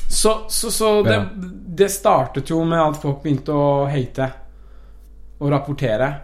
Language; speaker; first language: Norwegian; non-native, local second language; Persian